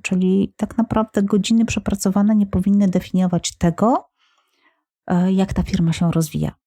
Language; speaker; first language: Polish; native; Polish